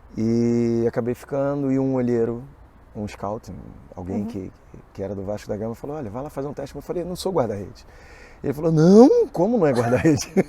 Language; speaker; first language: Portuguese; native; Portuguese